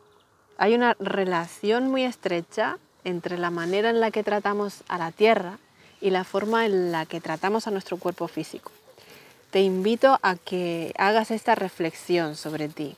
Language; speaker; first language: Spanish; native; Spanish